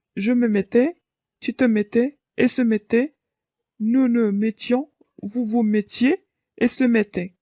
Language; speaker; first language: French; non-native, local second language; Arabic